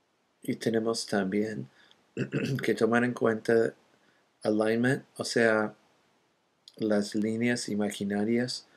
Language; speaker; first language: Spanish; non-native, fluent; English